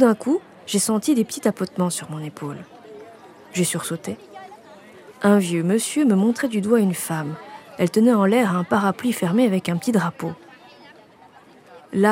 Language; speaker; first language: French; native; French